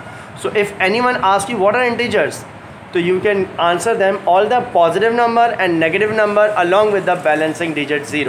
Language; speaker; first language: English; non-native, local second language; Hindi